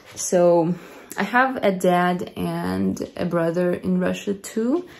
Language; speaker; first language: English; non-native, fluent; Russian